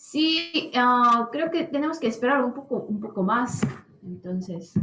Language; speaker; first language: Spanish; non-native, learner; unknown